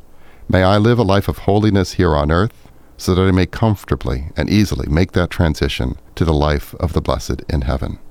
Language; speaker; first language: English; native; English